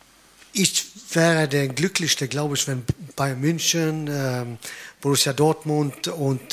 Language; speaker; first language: German; non-native, fluent; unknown